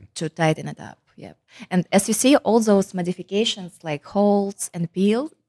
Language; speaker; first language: English; non-native, fluent; Kazakh